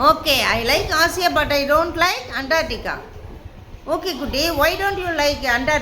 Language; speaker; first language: English; non-native, local second language; Tamil